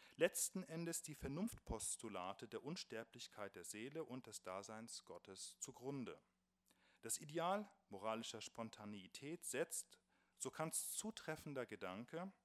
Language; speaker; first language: German; native; German